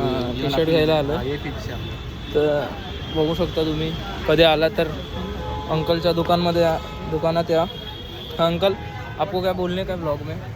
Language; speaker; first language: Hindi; non-native, local second language; Marathi